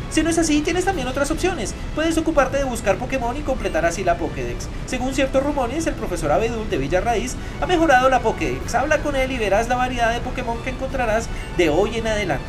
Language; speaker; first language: Spanish; native; Spanish